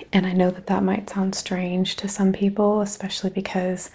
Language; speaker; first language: English; native; English